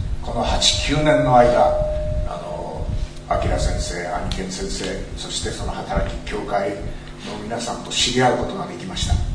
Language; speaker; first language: Japanese; native; Japanese